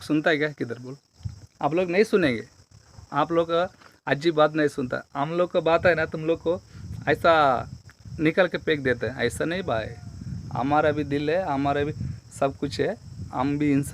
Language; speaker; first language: Hindi; non-native, local second language; Telugu